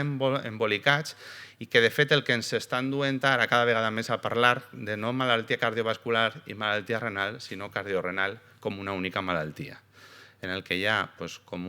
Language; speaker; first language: Catalan; native; Catalan